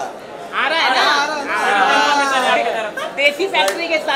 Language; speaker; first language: Hindi; native; Hindi